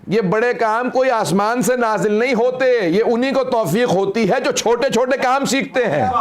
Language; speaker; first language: Urdu; native; Urdu